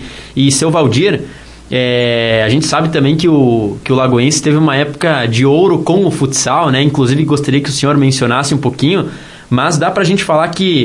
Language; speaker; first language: Portuguese; native; Portuguese